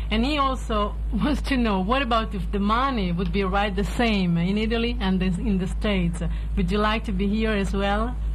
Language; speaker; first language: English; non-native, fluent; Italian